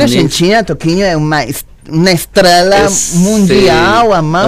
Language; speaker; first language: Portuguese; non-native, learner; Spanish